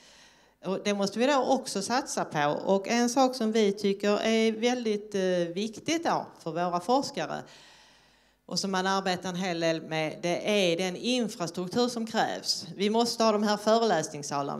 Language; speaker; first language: Swedish; native; Swedish